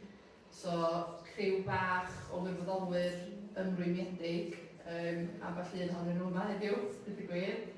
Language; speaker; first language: Welsh; native; Welsh